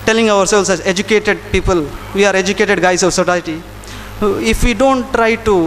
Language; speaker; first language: English; non-native, local second language; Kannada